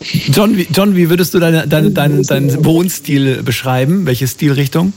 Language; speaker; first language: German; native; German